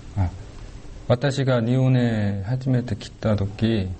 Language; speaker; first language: Japanese; non-native, learner; Korean